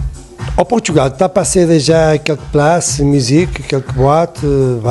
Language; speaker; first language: French; non-native, learner; Portuguese